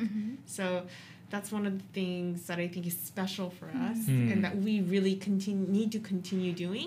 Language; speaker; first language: English; native; English